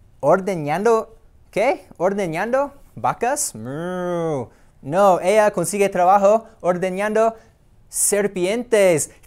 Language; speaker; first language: Spanish; non-native, fluent; English